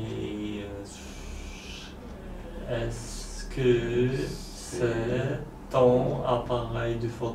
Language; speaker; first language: French; non-native, learner; Polish